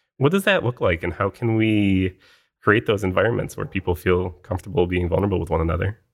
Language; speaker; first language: English; native; English